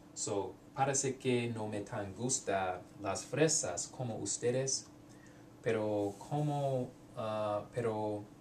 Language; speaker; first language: Spanish; non-native, learner; English